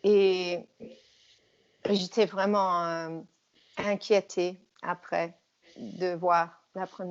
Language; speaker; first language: French; non-native, fluent; English